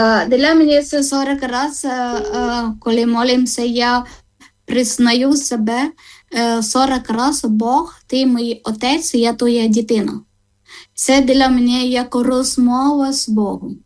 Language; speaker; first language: Ukrainian; non-native, learner; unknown